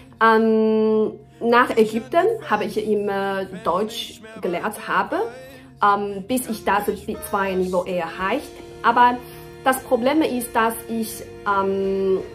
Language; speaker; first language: German; non-native, learner; Chinese